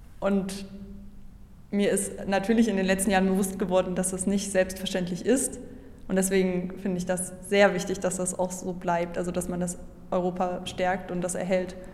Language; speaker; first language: German; native; German